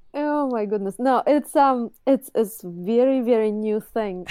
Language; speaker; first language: English; non-native, fluent; Russian